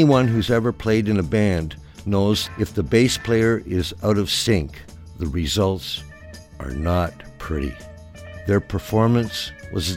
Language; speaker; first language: English; native; English